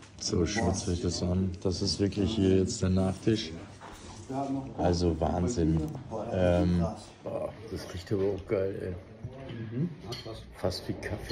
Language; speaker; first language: German; native; German